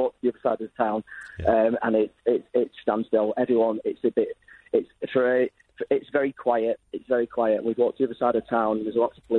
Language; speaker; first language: English; native; English